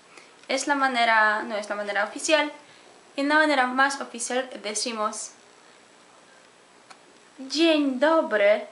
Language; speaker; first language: Spanish; non-native, fluent; Polish